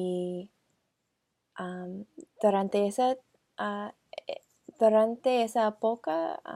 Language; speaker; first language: Spanish; non-native, learner; English